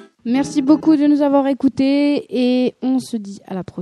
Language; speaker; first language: French; native; French